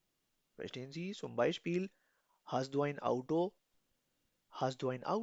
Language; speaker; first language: German; non-native, fluent; Urdu